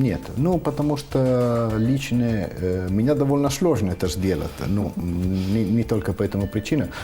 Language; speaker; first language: Russian; non-native, fluent; Italian